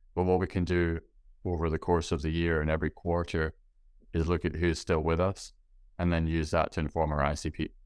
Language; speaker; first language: English; native; English